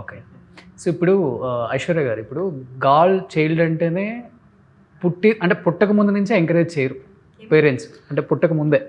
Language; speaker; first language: Telugu; native; Telugu